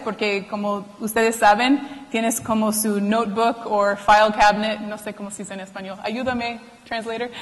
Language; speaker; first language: Spanish; non-native, fluent; English